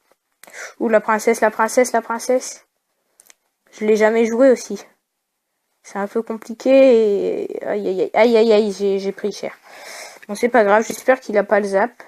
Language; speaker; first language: French; native; French